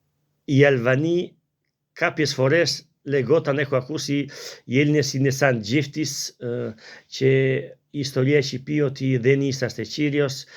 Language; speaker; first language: Greek; non-native, learner; Albanian